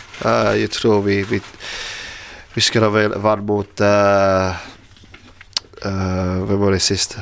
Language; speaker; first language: Swedish; non-native, learner; English